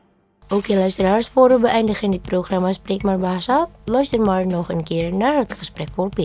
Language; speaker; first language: Dutch; non-native, learner; Indonesian